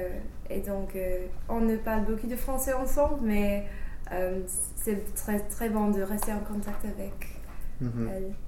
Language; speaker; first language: French; non-native, fluent; English